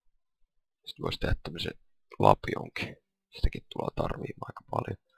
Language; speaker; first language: Finnish; native; Finnish